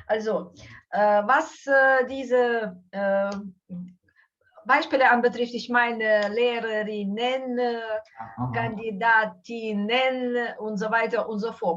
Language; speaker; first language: German; non-native, fluent; Ukrainian